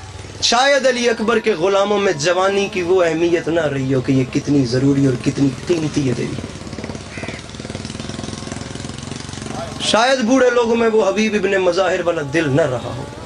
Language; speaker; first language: Urdu; native; Urdu